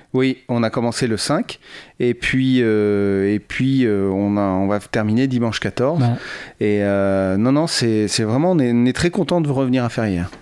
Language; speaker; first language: French; native; French